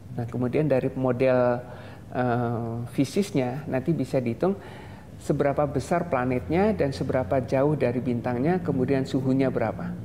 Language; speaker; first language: Indonesian; native; Indonesian